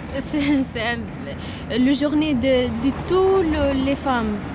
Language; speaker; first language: French; non-native, learner; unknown